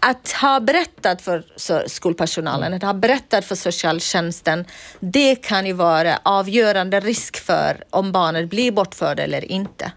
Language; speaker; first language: Swedish; non-native, fluent; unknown